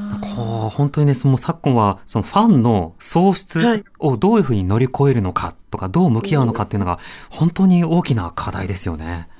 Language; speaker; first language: Japanese; native; Japanese